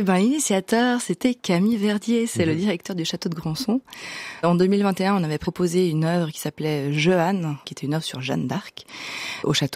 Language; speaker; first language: French; native; French